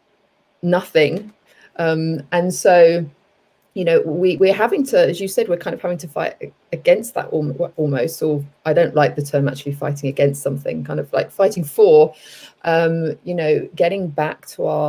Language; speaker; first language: English; native; English